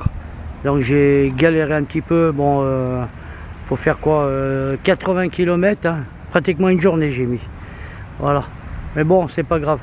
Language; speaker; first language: French; native; French